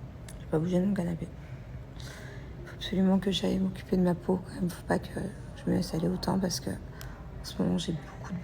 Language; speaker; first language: French; native; French